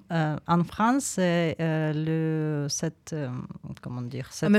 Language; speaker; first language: French; non-native, fluent; Ukrainian